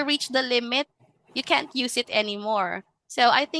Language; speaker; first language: English; non-native, fluent; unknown